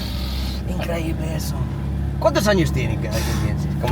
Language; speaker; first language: Spanish; non-native, learner; English